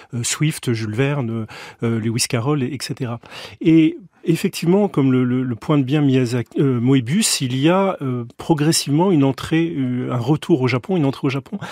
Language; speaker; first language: French; native; French